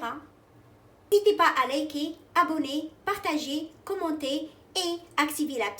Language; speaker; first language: French; non-native, local second language; Arabic